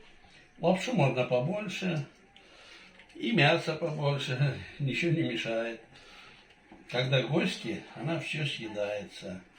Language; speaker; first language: Russian; non-native, local second language; Tatar